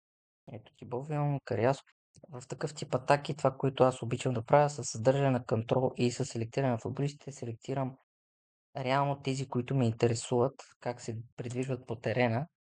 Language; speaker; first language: Bulgarian; native; Bulgarian